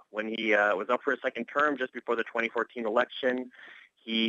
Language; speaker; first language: English; native; English